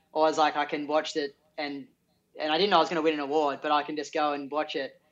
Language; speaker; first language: English; native; English